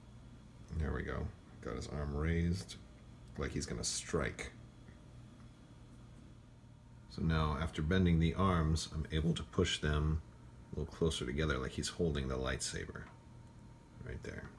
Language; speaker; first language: English; native; English